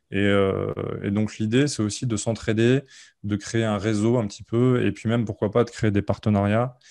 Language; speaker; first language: French; native; French